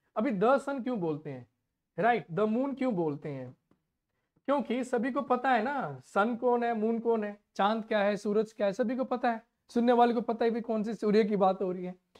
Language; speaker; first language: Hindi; non-native, local second language; Punjabi